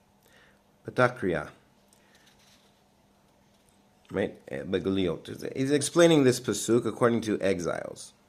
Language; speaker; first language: English; native; English